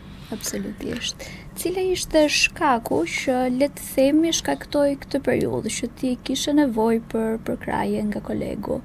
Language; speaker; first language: Albanian; native; Albanian